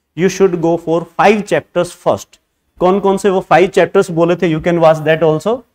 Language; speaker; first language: Hindi; native; Hindi